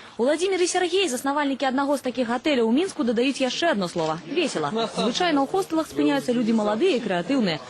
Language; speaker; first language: Belarusian; native; Belarusian